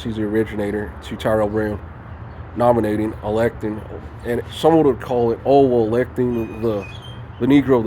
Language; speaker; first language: English; native; English